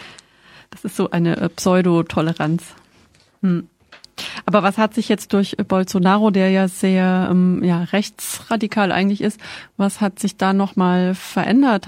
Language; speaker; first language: German; native; German